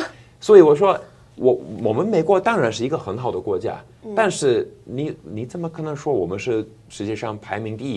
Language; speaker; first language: Chinese; non-native, fluent; English